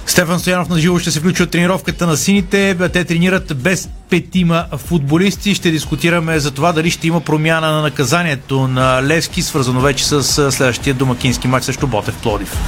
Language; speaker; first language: Bulgarian; native; Bulgarian